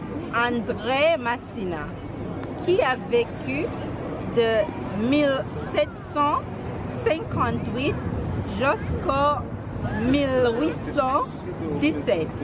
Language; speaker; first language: French; non-native, learner; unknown